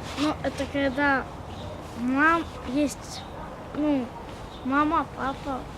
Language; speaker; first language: Russian; non-native, local second language; Belarusian